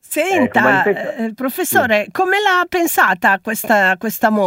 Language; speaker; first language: Italian; native; Italian